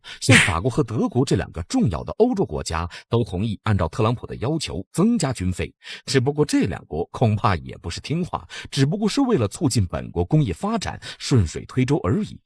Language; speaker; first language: Chinese; native; Chinese